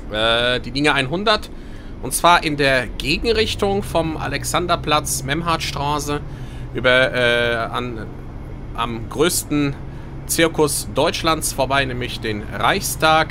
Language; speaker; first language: German; native; German